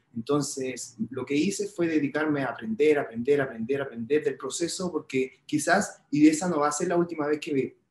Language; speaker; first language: Spanish; native; Spanish